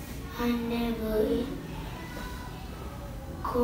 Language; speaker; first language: English; non-native, learner; Vietnamese